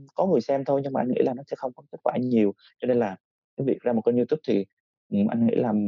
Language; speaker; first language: Vietnamese; native; Vietnamese